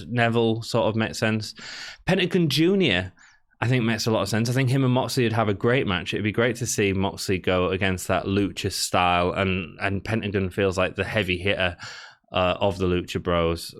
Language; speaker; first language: English; native; English